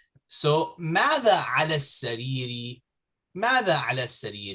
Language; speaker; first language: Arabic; non-native, fluent; English